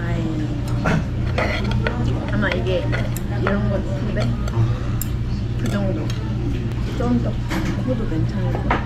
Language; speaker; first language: Korean; non-native, fluent; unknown